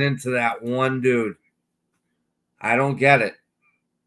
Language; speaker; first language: English; native; English